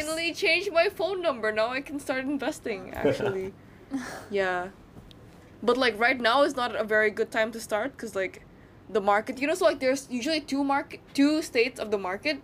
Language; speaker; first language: English; non-native, fluent; Indonesian